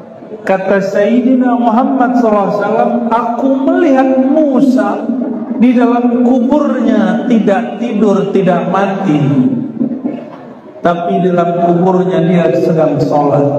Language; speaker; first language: Indonesian; native; Indonesian